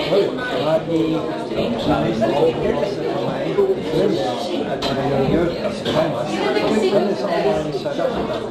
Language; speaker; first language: Dutch; early bilingual, heritage; Dutch